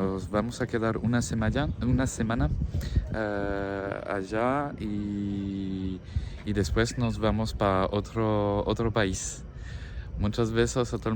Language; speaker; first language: Spanish; non-native, fluent; French